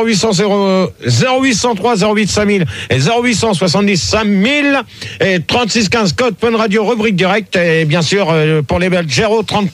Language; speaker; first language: French; native; French